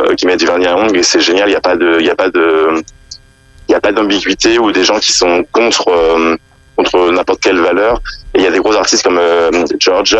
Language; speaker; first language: French; native; French